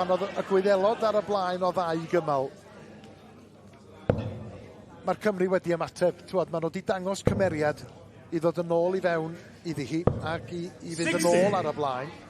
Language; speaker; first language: Welsh; native; Welsh